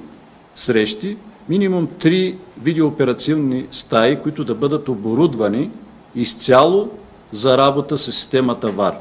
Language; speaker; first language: Bulgarian; native; Bulgarian